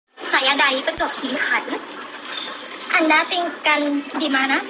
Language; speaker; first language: Indonesian; non-native, learner; Thai